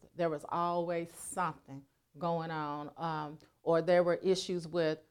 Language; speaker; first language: English; native; English